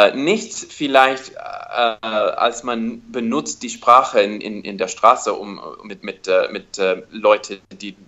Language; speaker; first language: German; non-native, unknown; English